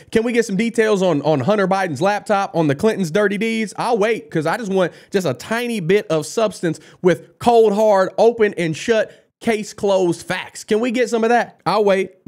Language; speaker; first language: English; native; English